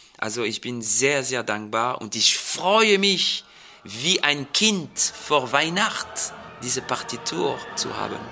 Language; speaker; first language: German; non-native, fluent; French